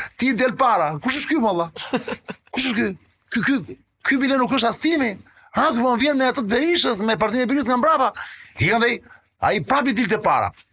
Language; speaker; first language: Albanian; non-native, local second language; Greek